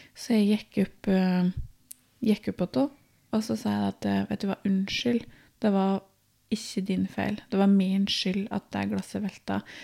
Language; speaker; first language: Norwegian; native; Norwegian